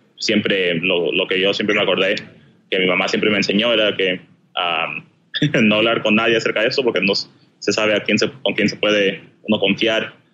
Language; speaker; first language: Spanish; early bilingual, heritage; Spanish